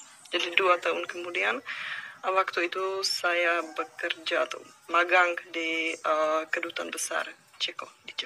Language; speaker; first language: Indonesian; non-native, fluent; Czech